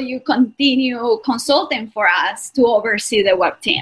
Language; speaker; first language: English; non-native, fluent; Spanish